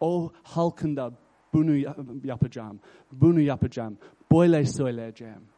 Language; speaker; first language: Turkish; non-native, fluent; English